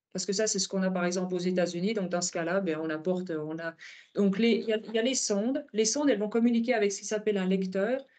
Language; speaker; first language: French; native; French